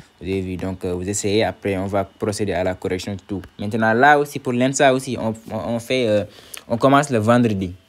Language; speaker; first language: French; non-native, local second language; Wolof